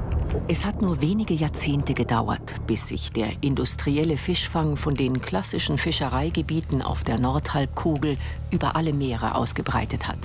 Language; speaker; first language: German; native; German